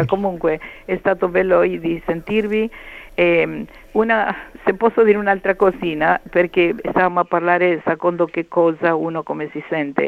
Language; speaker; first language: Italian; early bilingual, heritage; Spanish